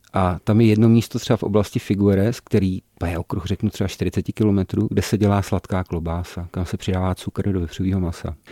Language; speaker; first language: Czech; native; Czech